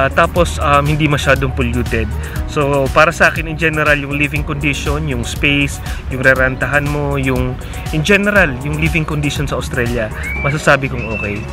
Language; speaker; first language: Filipino; non-native, local second language; Bikol